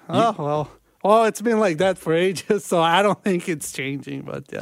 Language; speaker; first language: English; non-native, fluent; Portuguese